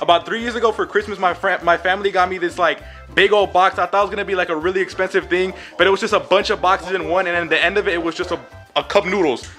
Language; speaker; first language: English; early bilingual, other home language; Spanish